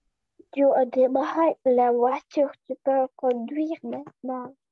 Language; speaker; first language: French; non-native, learner; Russian